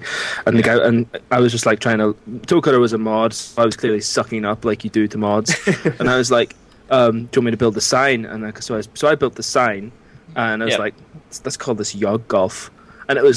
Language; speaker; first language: English; native; English